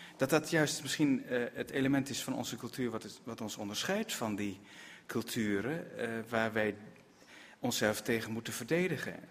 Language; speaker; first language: Dutch; native; Dutch